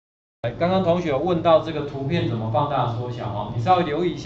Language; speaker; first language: Chinese; native; Chinese